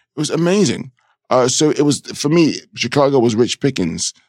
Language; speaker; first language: English; native; English